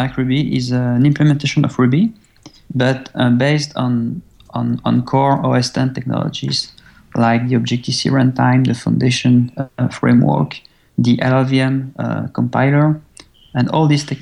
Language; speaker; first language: English; non-native, fluent; French